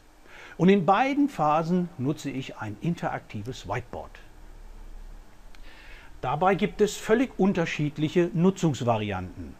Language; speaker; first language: German; native; German